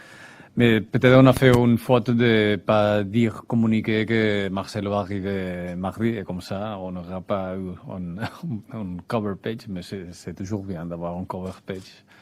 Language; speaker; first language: French; non-native, fluent; Spanish